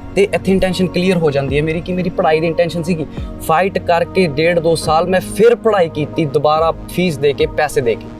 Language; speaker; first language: Punjabi; native; Punjabi